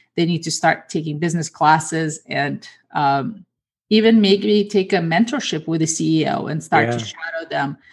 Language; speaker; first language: English; early bilingual, other home language; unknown